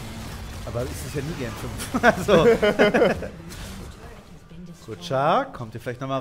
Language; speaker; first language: German; native; German